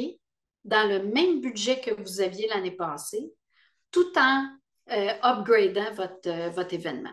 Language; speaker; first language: French; native; French